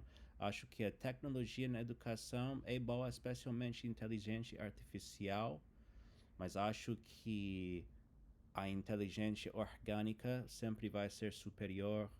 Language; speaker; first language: Portuguese; non-native, fluent; English